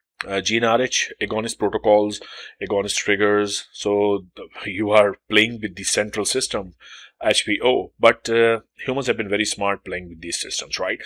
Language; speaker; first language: English; non-native, local second language; Urdu